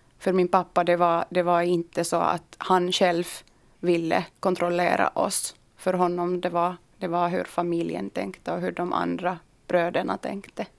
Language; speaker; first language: Swedish; early bilingual, other home language; Kurdish